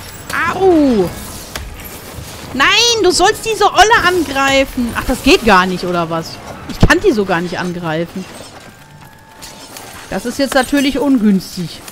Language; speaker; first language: German; native; German